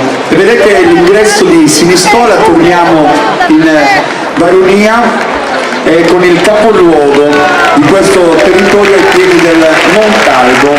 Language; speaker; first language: Italian; native; Italian